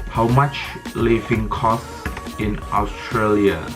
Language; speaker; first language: English; non-native, learner; Indonesian